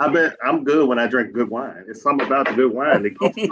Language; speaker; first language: English; native; English